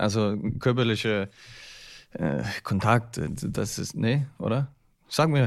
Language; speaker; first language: German; non-native, learner; Icelandic